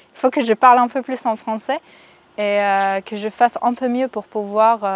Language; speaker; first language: French; non-native, fluent; Arabic